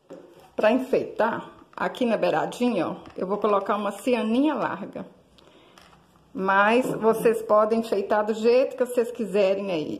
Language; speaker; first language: Portuguese; native; Portuguese